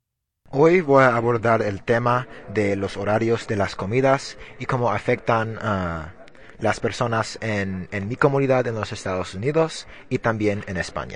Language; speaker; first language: Spanish; non-native, learner; English